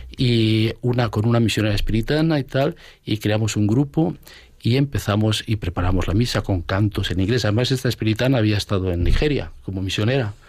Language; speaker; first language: Spanish; native; Spanish